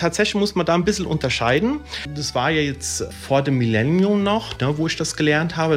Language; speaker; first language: German; early bilingual, other home language; Italian